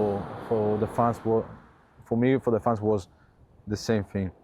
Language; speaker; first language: English; non-native, learner; Italian